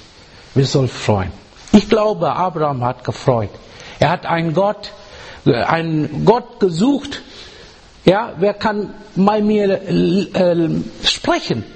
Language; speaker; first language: German; non-native, learner; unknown